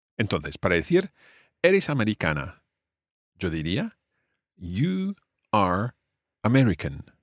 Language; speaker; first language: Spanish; non-native, fluent; English